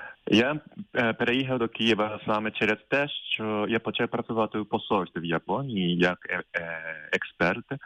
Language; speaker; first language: Ukrainian; non-native, fluent; Japanese